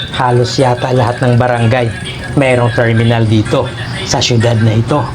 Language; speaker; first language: Filipino; non-native, local second language; Hiligaynon